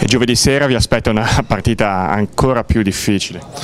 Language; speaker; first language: Italian; native; Italian